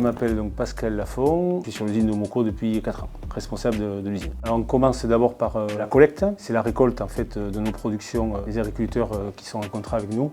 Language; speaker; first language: French; native; French